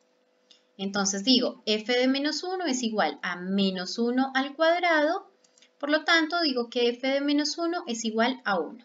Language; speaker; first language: Spanish; native; Spanish